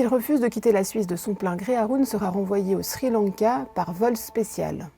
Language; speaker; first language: French; native; French